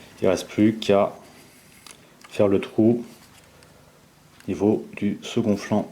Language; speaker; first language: French; native; French